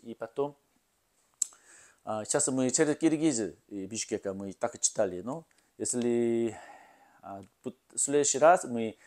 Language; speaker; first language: Russian; non-native, learner; Korean